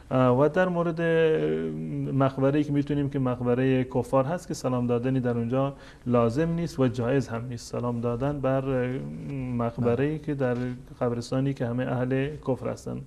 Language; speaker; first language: Persian; native; Persian